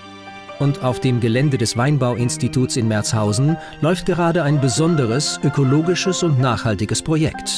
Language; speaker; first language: German; native; German